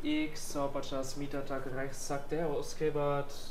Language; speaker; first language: Hindi; non-native, fluent; German